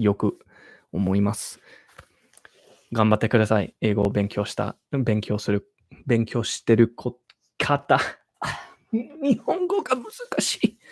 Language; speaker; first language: Japanese; non-native, learner; English